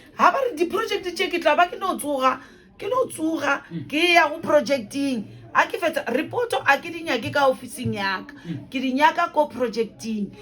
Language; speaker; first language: Northern Sotho; non-native, local second language; Venda